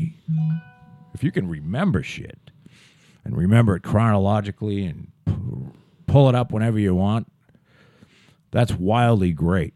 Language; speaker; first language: English; native; English